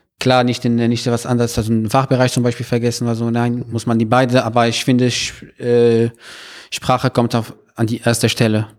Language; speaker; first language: German; non-native, fluent; Arabic